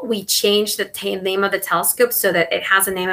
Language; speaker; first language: English; non-native, fluent; Spanish